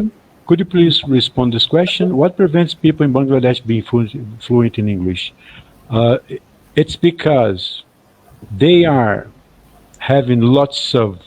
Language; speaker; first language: English; non-native, fluent; Portuguese